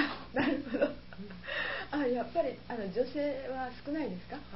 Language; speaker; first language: Japanese; native; Japanese